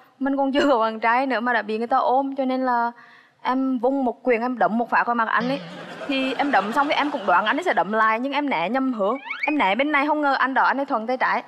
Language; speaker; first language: Vietnamese; native; Vietnamese